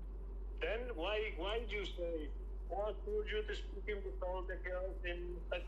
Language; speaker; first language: English; non-native, learner; Spanish